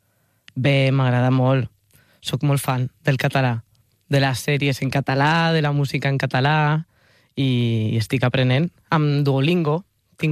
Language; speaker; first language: Catalan; non-native, learner; Spanish